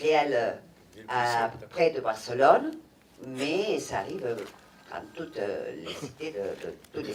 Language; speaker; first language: French; non-native, fluent; Catalan